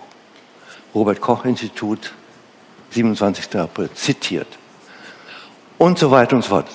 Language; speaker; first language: German; non-native, fluent; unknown